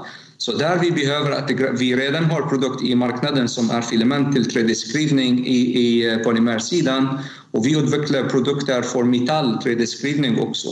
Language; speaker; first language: Swedish; non-native, fluent; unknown